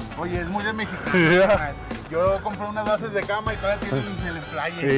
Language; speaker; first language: Spanish; native; Spanish